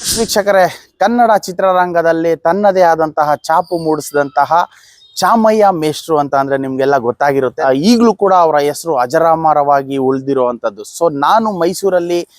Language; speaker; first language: Kannada; non-native, local second language; Urdu